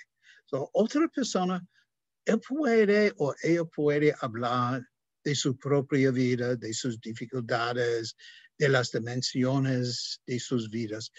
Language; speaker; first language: Spanish; non-native, fluent; English